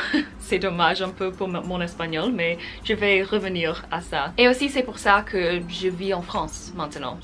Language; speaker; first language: French; non-native, fluent; English